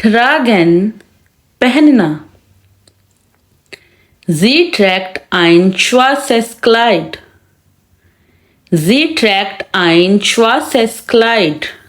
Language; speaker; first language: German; non-native, fluent; Urdu